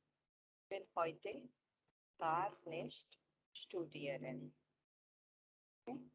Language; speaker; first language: German; non-native, learner; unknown